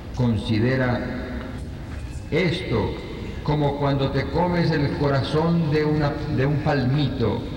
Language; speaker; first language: Spanish; native; Spanish